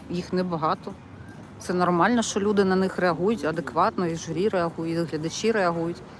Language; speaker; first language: Ukrainian; non-native, local second language; Russian